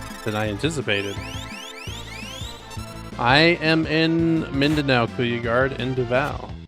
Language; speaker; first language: English; native; English